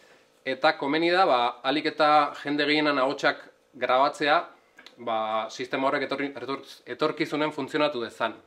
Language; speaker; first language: Basque; native; Basque